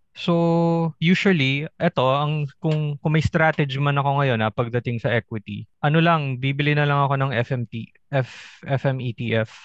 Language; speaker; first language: Filipino; native; Filipino